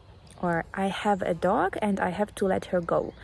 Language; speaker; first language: English; non-native, fluent; Ukrainian